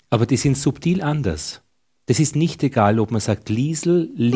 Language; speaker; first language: German; native; German